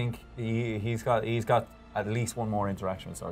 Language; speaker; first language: English; native; English